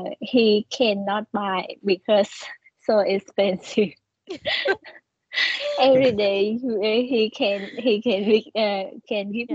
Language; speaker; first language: English; non-native, learner; Vietnamese